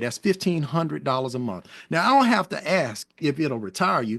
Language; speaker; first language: English; native; English